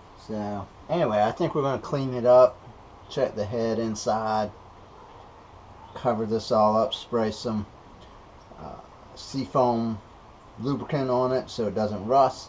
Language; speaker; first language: English; native; English